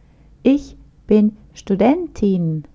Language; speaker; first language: German; non-native, fluent; Turkish